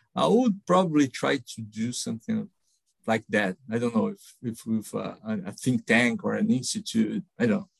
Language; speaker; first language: English; non-native, fluent; Portuguese